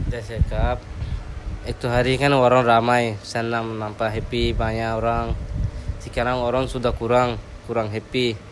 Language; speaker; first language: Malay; non-native, local second language; Rohingya